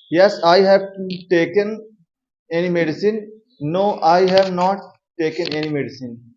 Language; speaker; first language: English; non-native, learner; Hindi